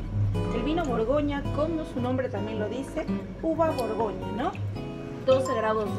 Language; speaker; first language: Spanish; native; Spanish